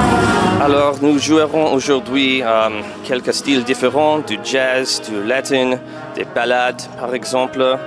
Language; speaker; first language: French; non-native, learner; English